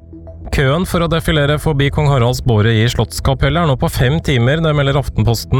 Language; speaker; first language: Norwegian; native; Norwegian